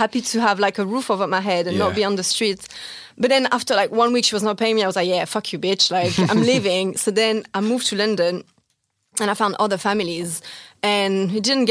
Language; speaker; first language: English; non-native, fluent; French